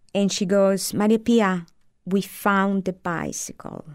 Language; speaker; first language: English; non-native, fluent; Italian